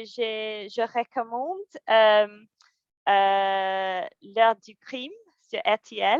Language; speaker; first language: French; non-native, fluent; English